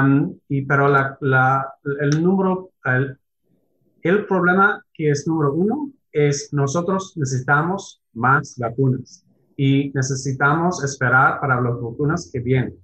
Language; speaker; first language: Spanish; non-native, learner; English